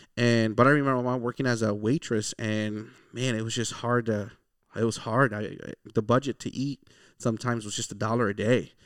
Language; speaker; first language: English; early bilingual, other home language; Spanish